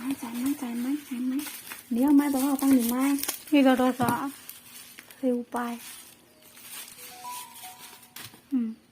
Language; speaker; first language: Chinese; non-native, fluent; Indonesian